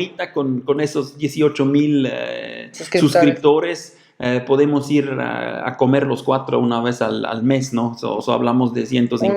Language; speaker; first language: Spanish; non-native, fluent; German